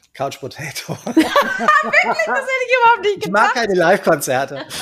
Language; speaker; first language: German; native; German